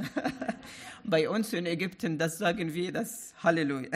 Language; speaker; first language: German; non-native, fluent; Arabic